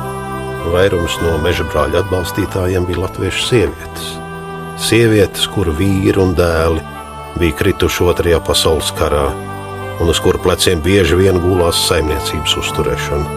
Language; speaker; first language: Latvian; native; Latvian